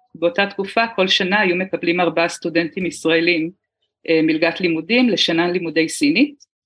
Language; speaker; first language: Hebrew; native; Hebrew